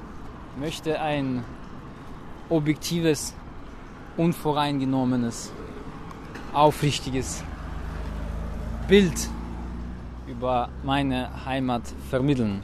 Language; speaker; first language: German; non-native, fluent; Russian